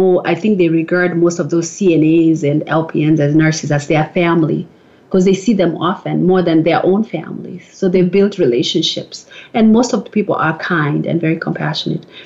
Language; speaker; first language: English; non-native, local second language; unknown